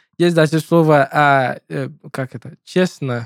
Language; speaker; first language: Russian; non-native, learner; English